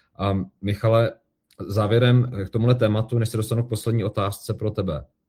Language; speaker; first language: Czech; native; Czech